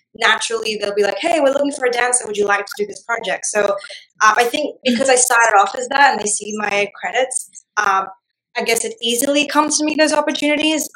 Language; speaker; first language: English; non-native, local second language; Gujarati